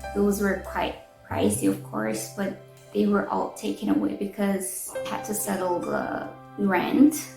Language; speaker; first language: English; non-native, fluent; Korean